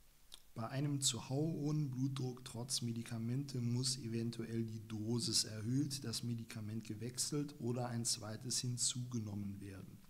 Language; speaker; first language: German; native; German